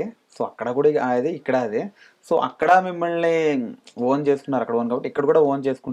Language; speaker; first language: Telugu; native; Telugu